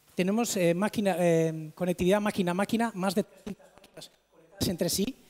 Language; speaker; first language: Spanish; native; Spanish